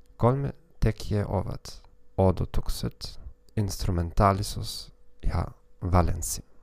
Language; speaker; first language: Finnish; non-native, learner; German